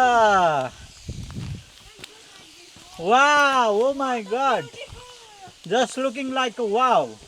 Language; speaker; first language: English; non-native, learner; Nepali